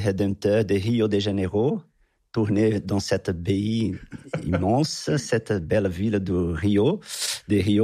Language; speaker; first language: French; non-native, fluent; Portuguese